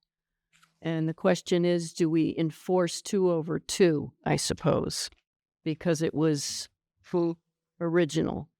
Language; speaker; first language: English; native; English